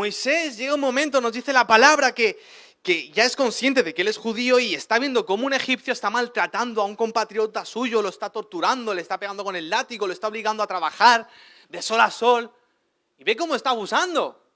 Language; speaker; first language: Spanish; native; Spanish